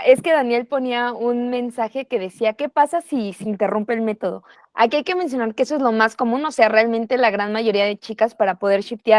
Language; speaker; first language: Spanish; native; Spanish